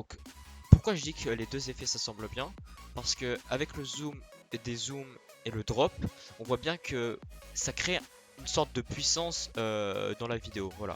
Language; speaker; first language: French; native; French